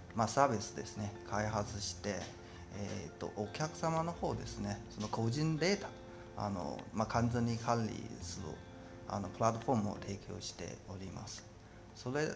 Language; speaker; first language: Japanese; non-native, fluent; Chinese